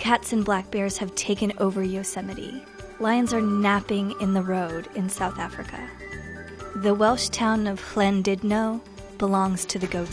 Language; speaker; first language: English; native; English